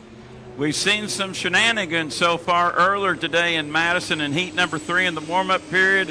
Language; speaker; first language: English; native; English